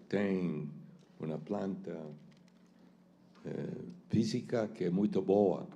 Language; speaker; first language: Portuguese; non-native, fluent; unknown